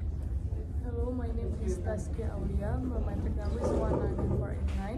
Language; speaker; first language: English; non-native, local second language; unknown